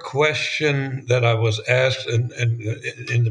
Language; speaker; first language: English; non-native, fluent; German